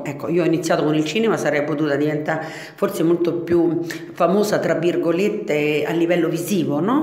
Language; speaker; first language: Italian; native; Italian